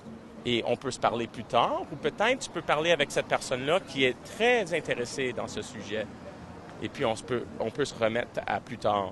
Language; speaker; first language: French; non-native, local second language; English